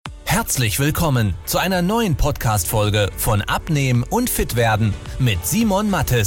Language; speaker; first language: German; native; German